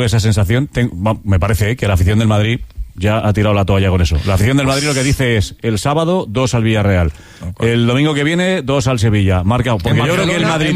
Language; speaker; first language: Spanish; native; Spanish